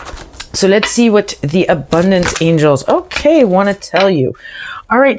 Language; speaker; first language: English; native; English